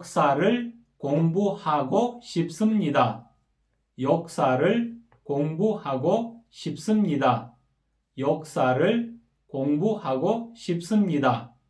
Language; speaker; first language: Korean; non-native, fluent; Kyrgyz